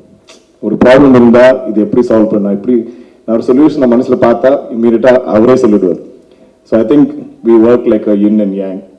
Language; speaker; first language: Tamil; non-native, local second language; Malayalam